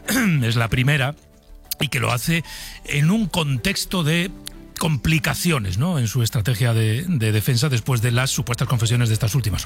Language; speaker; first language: Spanish; native; Spanish